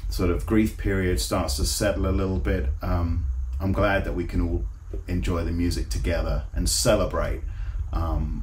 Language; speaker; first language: English; native; English